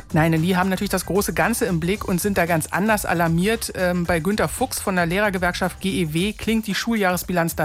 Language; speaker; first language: German; native; German